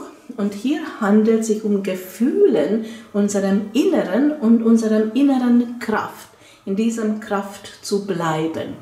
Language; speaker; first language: German; non-native, fluent; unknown